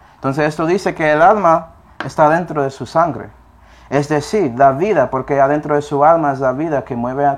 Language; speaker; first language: Spanish; non-native, fluent; English